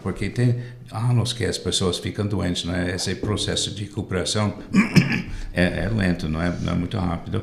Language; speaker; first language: Portuguese; non-native, fluent; English